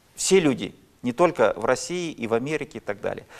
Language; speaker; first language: Russian; native; Russian